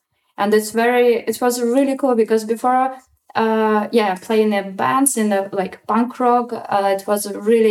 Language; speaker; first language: English; non-native, learner; Russian